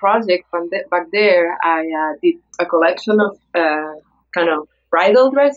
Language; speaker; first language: English; non-native, fluent; Spanish